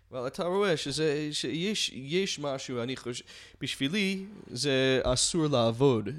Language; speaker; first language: Hebrew; non-native, fluent; English